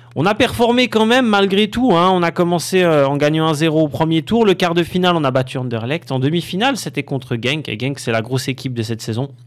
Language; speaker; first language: French; native; French